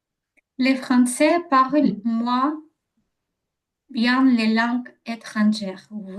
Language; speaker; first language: French; non-native, learner; Ukrainian